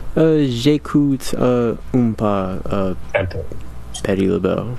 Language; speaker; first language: French; non-native, learner; English